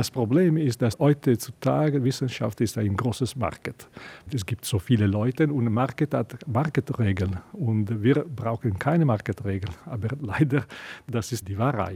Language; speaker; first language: German; non-native, learner; Italian